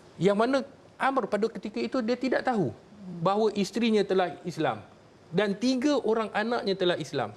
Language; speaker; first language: Malay; native; Malay